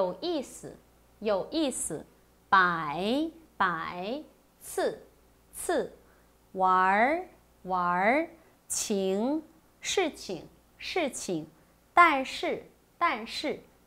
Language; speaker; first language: Chinese; non-native, fluent; Korean